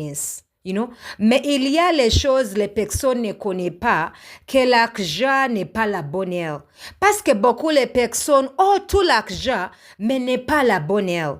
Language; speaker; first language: French; non-native, learner; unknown